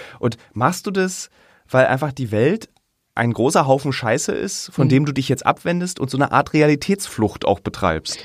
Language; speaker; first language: German; native; German